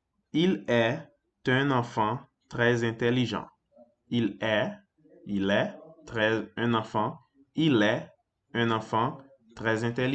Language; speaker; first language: French; non-native, fluent; Portuguese